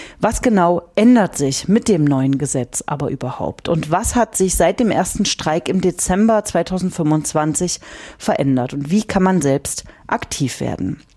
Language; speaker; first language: German; native; German